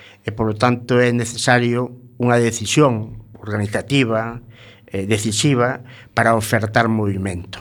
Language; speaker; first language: Galician; non-native, local second language; Spanish